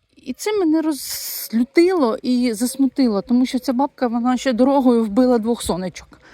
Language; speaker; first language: Ukrainian; non-native, local second language; Russian